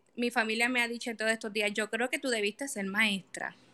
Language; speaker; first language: Spanish; native; Spanish